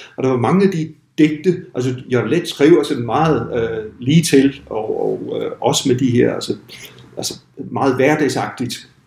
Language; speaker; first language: Danish; non-native, fluent; English